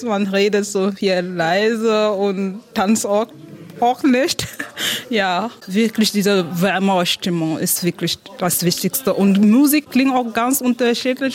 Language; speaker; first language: German; non-native, fluent; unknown